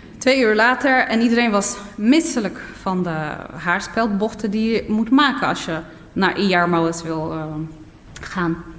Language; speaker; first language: Dutch; early bilingual, other home language; Riffian